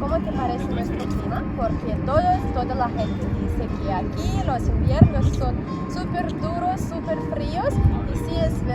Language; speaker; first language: Spanish; non-native, fluent; Russian